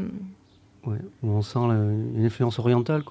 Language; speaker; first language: French; native; French